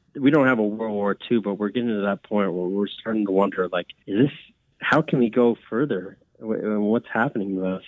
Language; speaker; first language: English; native; English